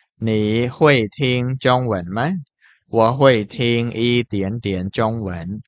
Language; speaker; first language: Chinese; non-native, fluent; Khmer